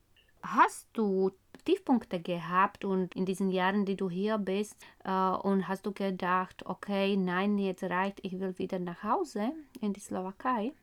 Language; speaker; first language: German; non-native, fluent; Slovak